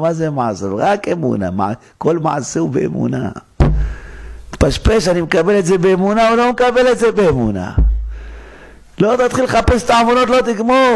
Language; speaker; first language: Hebrew; native; Hebrew